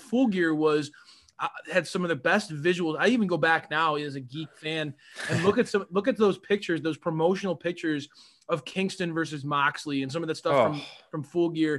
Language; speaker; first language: English; native; English